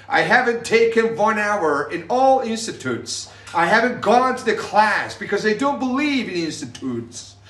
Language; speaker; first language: English; non-native, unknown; Persian